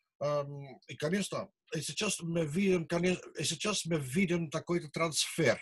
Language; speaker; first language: Russian; non-native, learner; Dutch